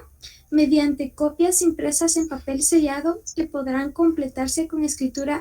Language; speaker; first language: Spanish; native; Spanish